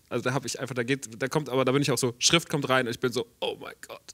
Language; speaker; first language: German; native; German